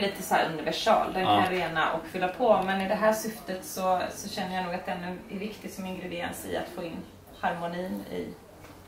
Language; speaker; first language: Swedish; native; Swedish